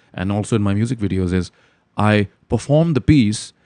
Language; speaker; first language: English; non-native, local second language; Urdu